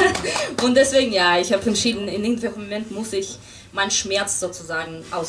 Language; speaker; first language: German; non-native, fluent; Russian